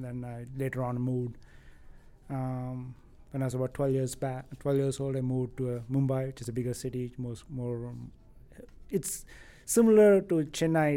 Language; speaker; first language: English; non-native, local second language; Tamil